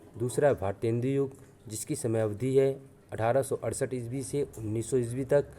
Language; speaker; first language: Hindi; native; Hindi